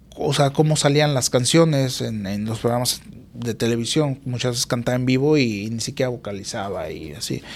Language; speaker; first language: Spanish; native; Spanish